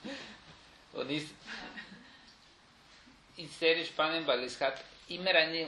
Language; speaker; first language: German; non-native, fluent; Spanish